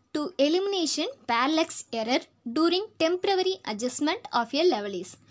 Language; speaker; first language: English; non-native, local second language; Tamil